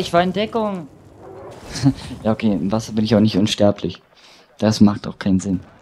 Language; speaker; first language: German; native; German